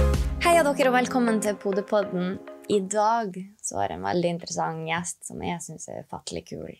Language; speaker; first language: Norwegian; native; Norwegian